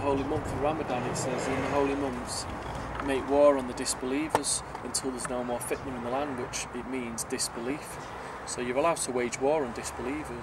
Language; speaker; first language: English; native; English